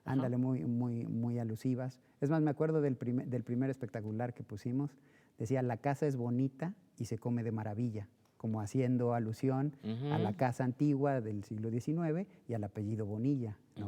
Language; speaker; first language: Spanish; native; Spanish